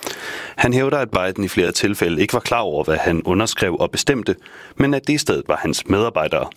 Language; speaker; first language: Danish; native; Danish